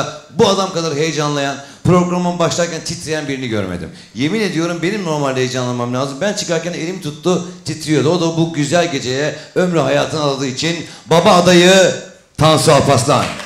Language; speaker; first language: Turkish; native; Turkish